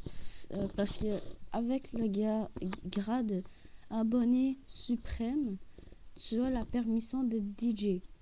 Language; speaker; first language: French; native; French